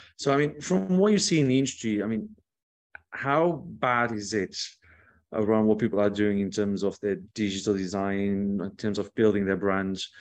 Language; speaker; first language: English; non-native, fluent; Portuguese